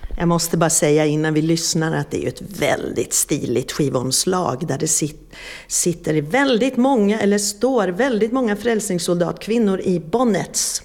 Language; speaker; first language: Swedish; native; Swedish